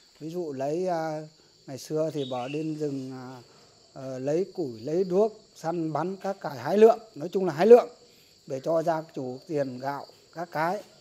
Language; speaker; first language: Vietnamese; non-native, local second language; Iu Mien